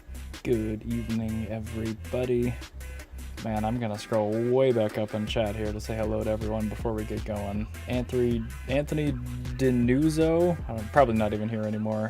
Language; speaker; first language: English; native; English